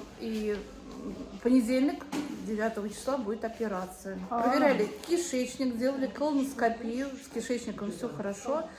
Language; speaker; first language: Russian; native; Russian